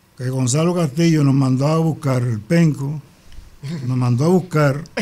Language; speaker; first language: Spanish; native; Spanish